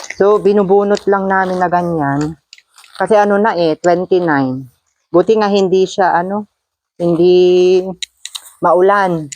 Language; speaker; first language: Filipino; native; Filipino